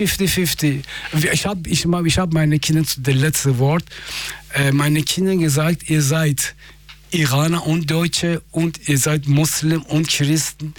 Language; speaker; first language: German; non-native, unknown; Persian